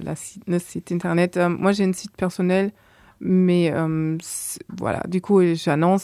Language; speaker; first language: French; non-native, fluent; German